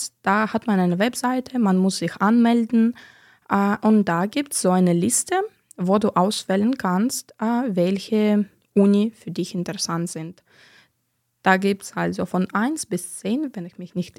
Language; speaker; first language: German; non-native, fluent; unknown